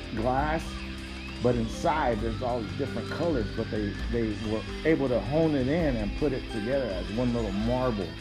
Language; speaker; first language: English; native; English